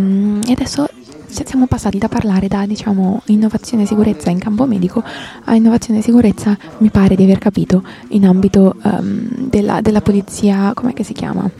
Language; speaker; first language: Italian; native; Italian